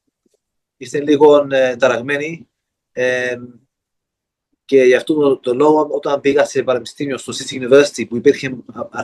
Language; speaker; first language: Greek; early bilingual, heritage; Greek